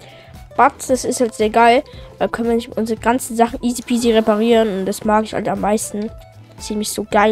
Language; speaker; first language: German; native; German